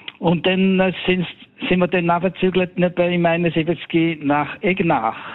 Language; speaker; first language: German; native; German